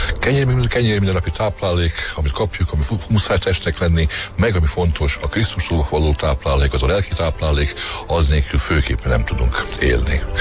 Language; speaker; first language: Hungarian; non-native, local second language; Croatian